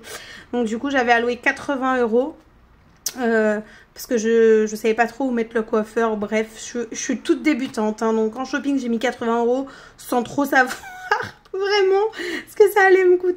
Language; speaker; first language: French; native; French